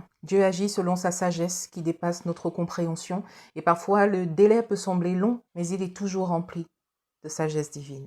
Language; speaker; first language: French; native; French